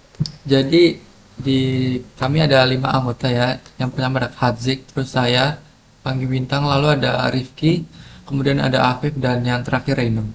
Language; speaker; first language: Indonesian; native; Indonesian